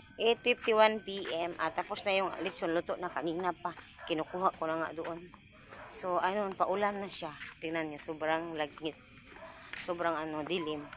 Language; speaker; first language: Filipino; non-native, local second language; Cebuano